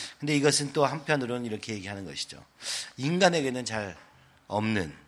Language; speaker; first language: Korean; native; Korean